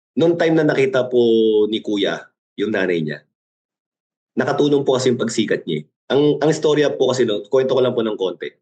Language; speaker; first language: Filipino; early bilingual, other home language; Korean